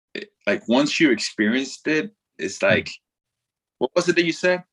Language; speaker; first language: English; non-native, fluent; Spanish